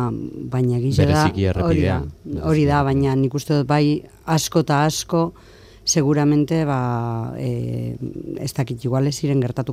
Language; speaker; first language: Basque; native; Basque